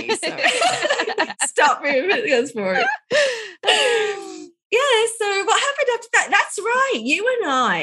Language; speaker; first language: English; native; English